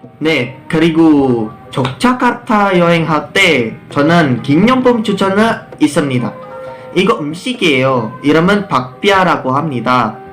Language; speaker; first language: Korean; non-native, learner; Indonesian